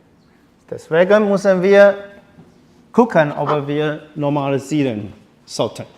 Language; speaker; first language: German; non-native, learner; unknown